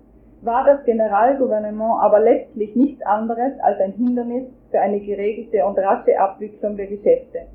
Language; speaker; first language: German; native; German